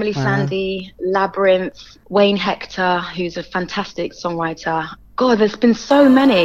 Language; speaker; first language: English; native; English